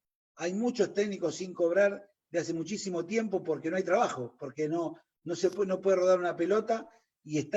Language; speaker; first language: Spanish; native; Spanish